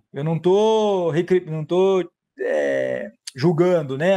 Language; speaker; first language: Portuguese; native; Portuguese